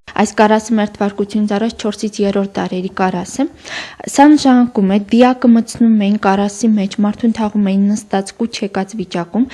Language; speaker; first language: Armenian; native; Armenian